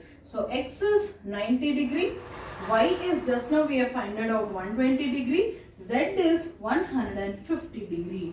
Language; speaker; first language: English; non-native, local second language; Kannada